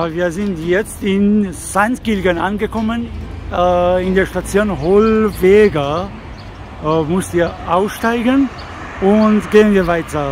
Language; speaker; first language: German; non-native, learner; Persian